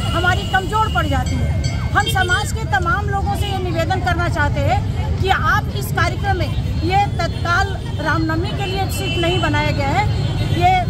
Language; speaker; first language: Hindi; native; Hindi